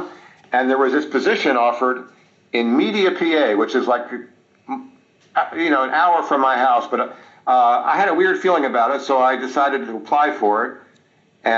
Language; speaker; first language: English; native; English